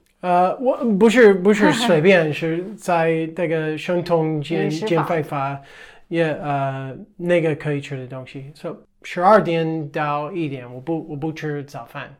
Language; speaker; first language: Chinese; non-native, fluent; English